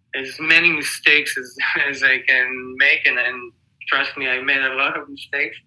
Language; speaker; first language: English; non-native, fluent; Hebrew